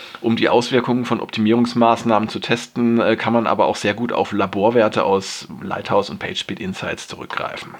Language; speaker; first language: German; native; German